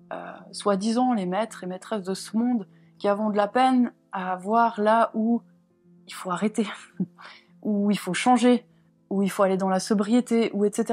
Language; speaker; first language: French; native; French